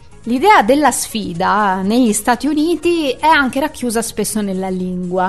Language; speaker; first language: Italian; native; Italian